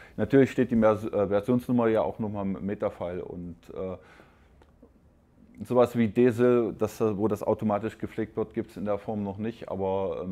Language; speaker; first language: German; native; German